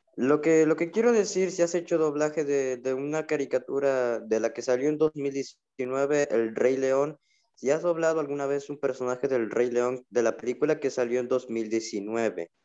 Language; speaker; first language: Spanish; native; Spanish